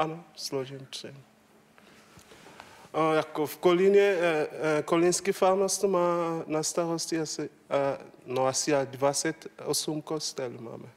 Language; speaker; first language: Czech; non-native, learner; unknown